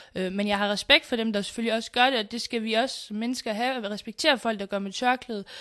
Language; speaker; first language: Danish; early bilingual, other home language; Central Kurdish